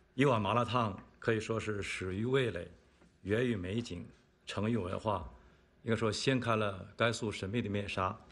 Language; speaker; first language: Chinese; native; Chinese